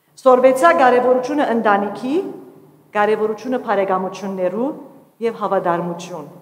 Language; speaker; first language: Armenian; early bilingual, heritage; Armenian